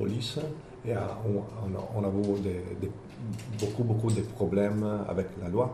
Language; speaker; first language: French; non-native, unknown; Italian